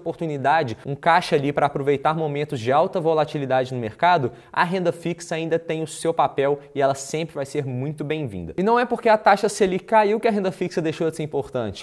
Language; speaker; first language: Portuguese; native; Portuguese